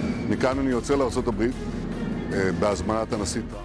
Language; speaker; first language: Hebrew; native; Hebrew